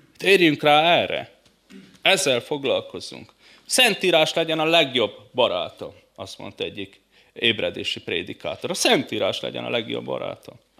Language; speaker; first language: Hungarian; native; Hungarian